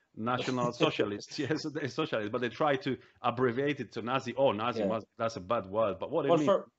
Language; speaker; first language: English; non-native, fluent; Polish